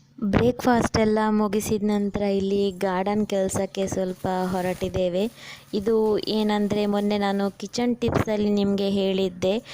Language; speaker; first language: Kannada; non-native, local second language; Tulu